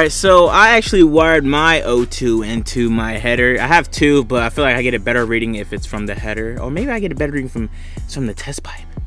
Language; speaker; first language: English; native; English